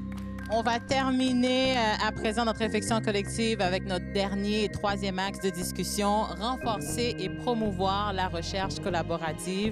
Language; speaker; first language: French; native; French